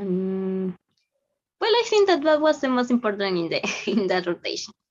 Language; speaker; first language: English; non-native, learner; Spanish